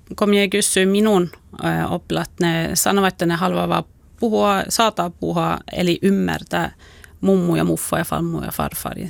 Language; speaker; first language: Finnish; non-native, local second language; Swedish